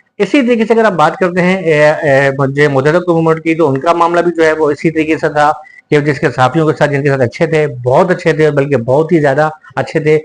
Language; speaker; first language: Urdu; native; Urdu